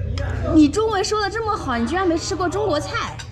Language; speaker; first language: Chinese; native; Chinese